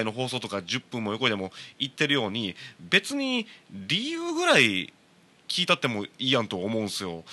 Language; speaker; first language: Japanese; native; Japanese